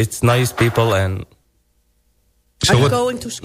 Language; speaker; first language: English; non-native, learner; Arabic